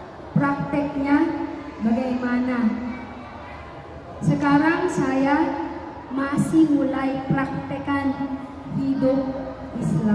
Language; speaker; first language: Indonesian; non-native, learner; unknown